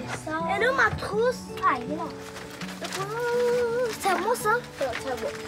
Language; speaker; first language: French; early bilingual, other home language; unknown